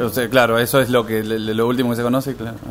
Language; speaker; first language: Spanish; native; Spanish